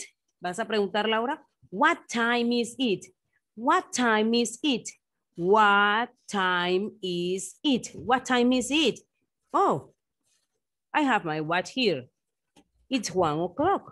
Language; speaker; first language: English; non-native, fluent; Spanish